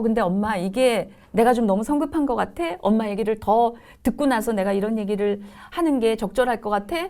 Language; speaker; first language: Korean; native; Korean